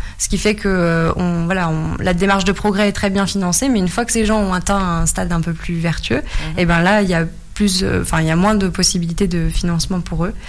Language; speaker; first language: French; native; French